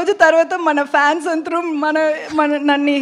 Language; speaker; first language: Telugu; non-native, learner; Tamil